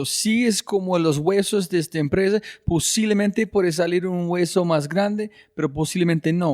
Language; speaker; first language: Spanish; non-native, fluent; English